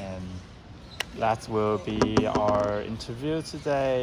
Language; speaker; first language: English; non-native, learner; Chinese